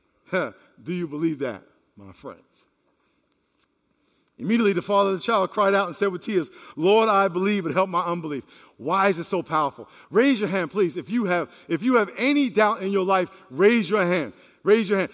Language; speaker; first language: English; native; English